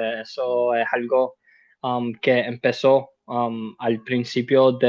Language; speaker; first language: Spanish; early bilingual, heritage; Spanish